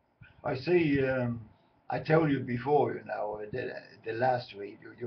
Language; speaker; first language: English; non-native, learner; Swedish